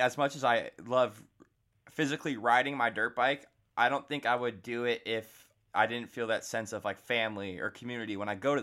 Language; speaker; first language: English; native; English